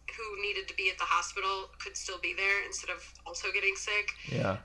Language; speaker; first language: English; native; English